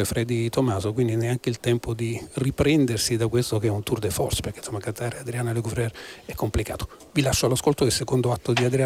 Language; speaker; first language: Italian; native; Italian